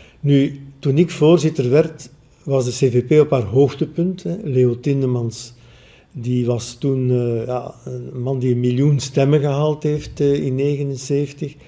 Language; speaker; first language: Dutch; native; Dutch